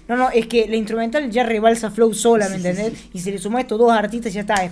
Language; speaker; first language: Spanish; native; Spanish